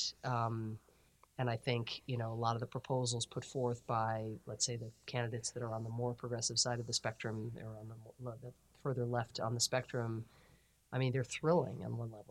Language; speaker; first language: English; native; English